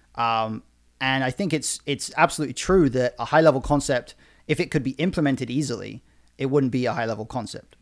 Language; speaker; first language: English; native; English